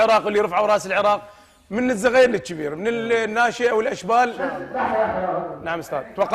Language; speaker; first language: Arabic; native; Arabic